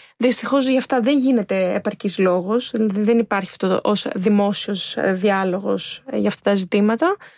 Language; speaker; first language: Greek; early bilingual, other home language; Albanian